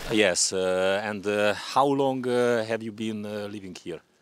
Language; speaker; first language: English; non-native, learner; Hungarian